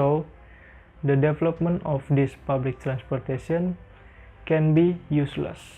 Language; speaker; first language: English; non-native, learner; Indonesian